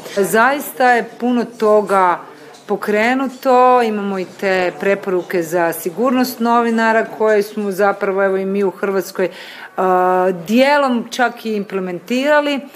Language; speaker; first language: Croatian; native; Croatian